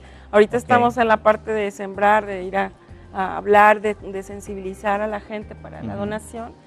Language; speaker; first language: Spanish; native; Spanish